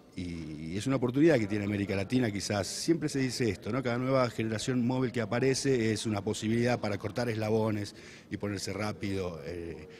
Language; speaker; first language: Spanish; native; Spanish